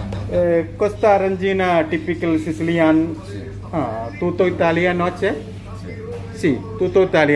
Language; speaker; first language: Italian; non-native, learner; Malayalam